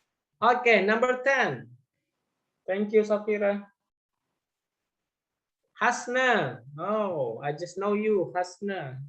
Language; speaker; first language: English; non-native, fluent; Indonesian